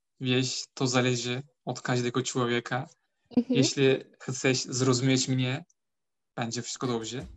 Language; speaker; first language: Polish; non-native, learner; Turkish